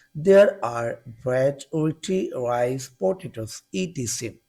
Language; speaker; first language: English; non-native, local second language; Bangla